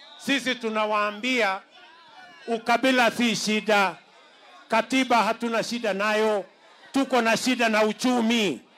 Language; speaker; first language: Swahili; non-native, local second language; Kalenjin